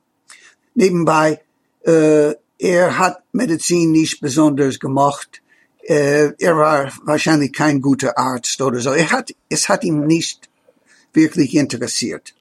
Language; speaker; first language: German; non-native, fluent; English